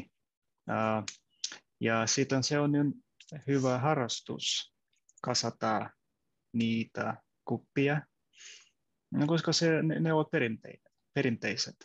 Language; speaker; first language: Finnish; non-native, learner; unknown